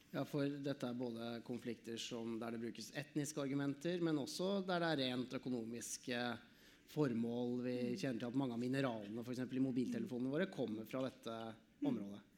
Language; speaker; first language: Norwegian; native; Norwegian